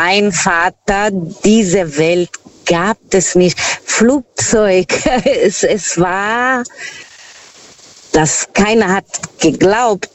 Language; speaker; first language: German; non-native, fluent; Portuguese